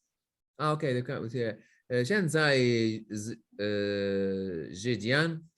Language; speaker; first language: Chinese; non-native, learner; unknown